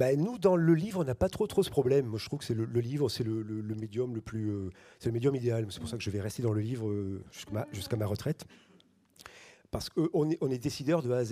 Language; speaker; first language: French; native; French